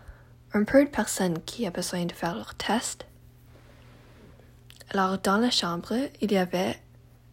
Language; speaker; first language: French; non-native, learner; English